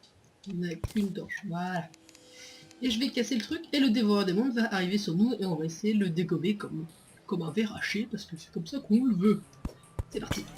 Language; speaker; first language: French; native; French